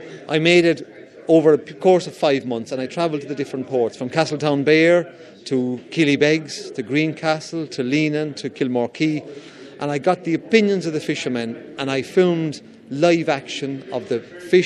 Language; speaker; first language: English; native; English